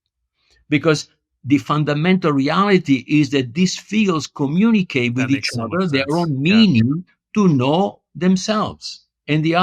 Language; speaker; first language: English; non-native, fluent; Italian